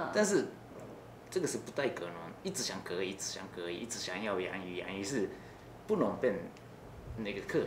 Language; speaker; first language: Chinese; non-native, learner; Japanese